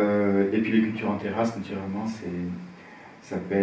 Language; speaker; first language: French; native; French